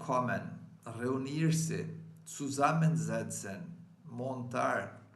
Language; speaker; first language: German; non-native, fluent; Portuguese